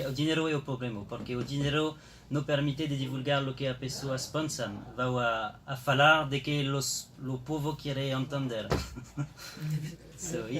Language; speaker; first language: Portuguese; non-native, learner; French